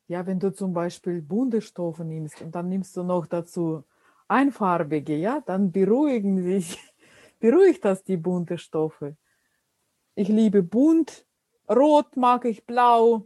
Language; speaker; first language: German; non-native, fluent; Russian